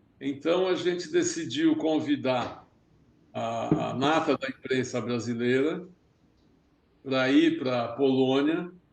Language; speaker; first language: Portuguese; early bilingual, other home language; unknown